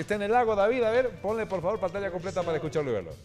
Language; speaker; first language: Spanish; native; Spanish